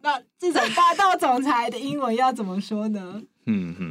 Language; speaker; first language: Chinese; native; Chinese